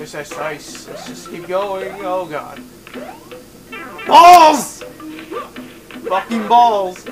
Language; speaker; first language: English; native; English